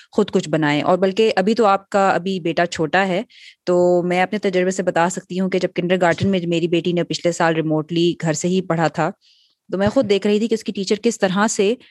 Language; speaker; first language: Urdu; native; Urdu